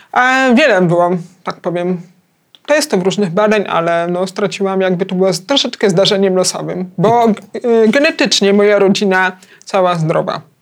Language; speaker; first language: Polish; early bilingual, heritage; Polish